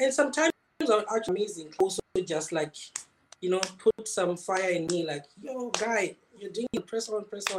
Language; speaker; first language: English; non-native, local second language; Shona